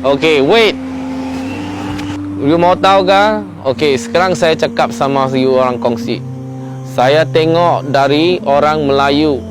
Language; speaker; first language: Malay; non-native, local second language; Chinese